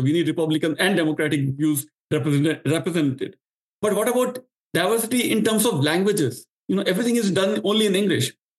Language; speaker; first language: English; non-native, local second language; Marwari